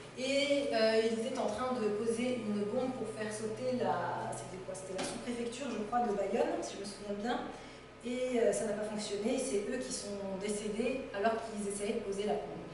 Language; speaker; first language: French; native; French